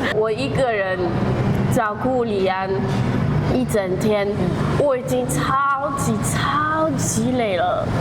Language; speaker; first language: Chinese; native; Chinese